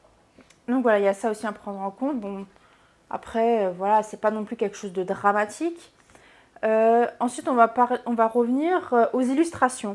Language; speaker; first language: French; native; French